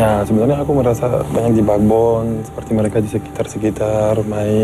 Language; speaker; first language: Indonesian; non-native, fluent; English